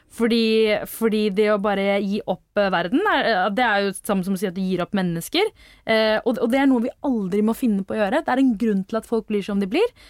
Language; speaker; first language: Norwegian; early bilingual, other home language; Tamil